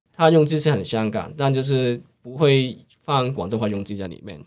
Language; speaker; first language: Chinese; non-native, local second language; Cantonese